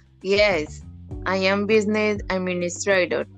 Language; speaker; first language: English; non-native, fluent; Spanish